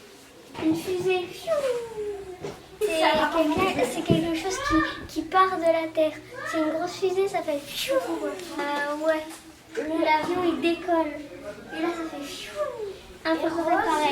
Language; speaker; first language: French; native; French